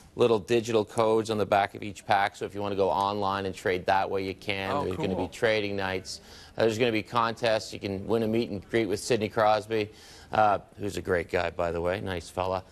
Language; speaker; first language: English; native; English